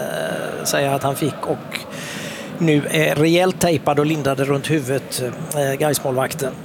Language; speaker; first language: Swedish; native; Swedish